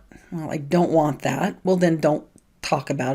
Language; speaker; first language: English; native; English